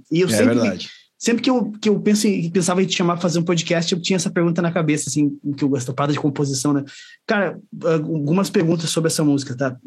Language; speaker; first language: Portuguese; native; Portuguese